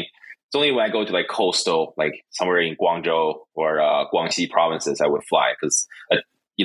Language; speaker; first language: English; non-native, fluent; Chinese